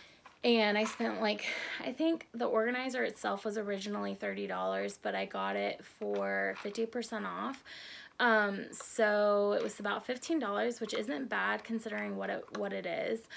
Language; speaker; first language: English; native; English